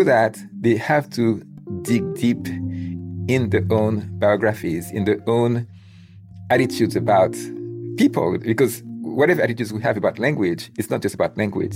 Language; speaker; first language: English; non-native, fluent; Haitian Creole